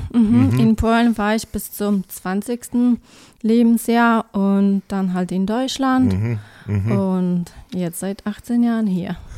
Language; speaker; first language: German; non-native, fluent; Polish